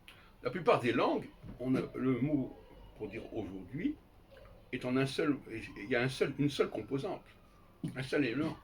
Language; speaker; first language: French; native; French